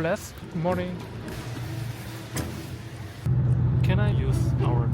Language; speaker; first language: English; non-native, learner; Korean